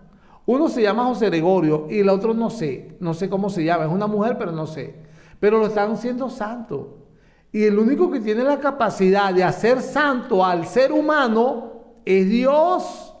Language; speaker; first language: Spanish; native; Spanish